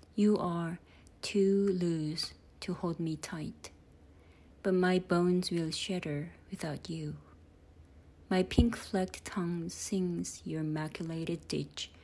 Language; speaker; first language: English; non-native, fluent; Korean